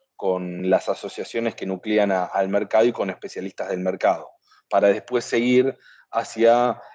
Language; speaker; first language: Spanish; native; Spanish